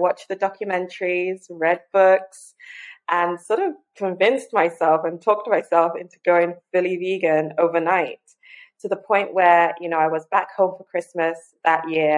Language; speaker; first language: English; non-native, local second language; Yoruba